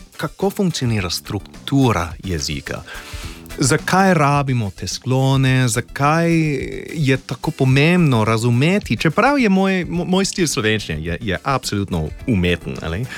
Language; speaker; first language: Slovenian; non-native, fluent; English